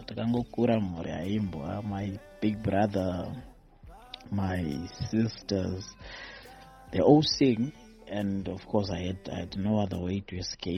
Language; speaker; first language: English; non-native, local second language; Shona